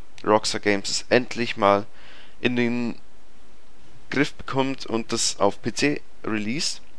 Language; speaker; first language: German; native; German